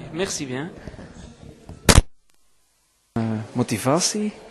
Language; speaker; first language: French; non-native, local second language; Dutch